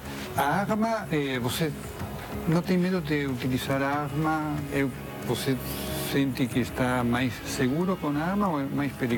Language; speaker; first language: Portuguese; non-native, learner; Spanish